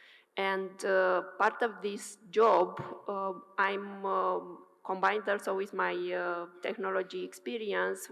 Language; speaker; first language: English; non-native, fluent; Romanian